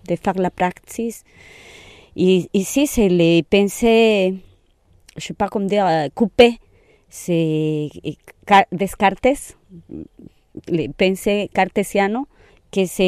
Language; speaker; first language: French; non-native, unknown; Spanish